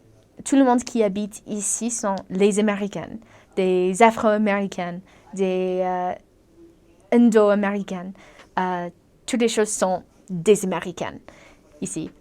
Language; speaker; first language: French; non-native, learner; English